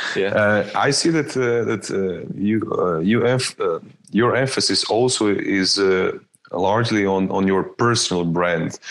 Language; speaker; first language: English; non-native, fluent; Croatian